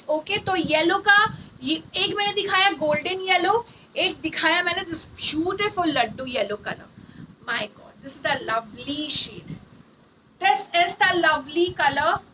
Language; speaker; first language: Hindi; non-native, local second language; Bangla